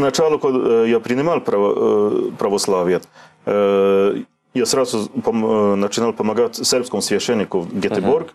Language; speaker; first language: Russian; non-native, learner; Swedish